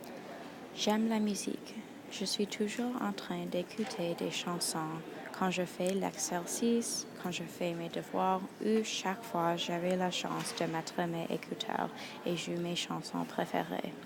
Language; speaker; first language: French; non-native, local second language; English